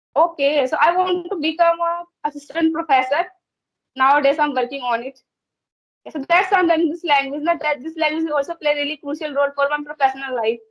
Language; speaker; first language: English; non-native, learner; Hindi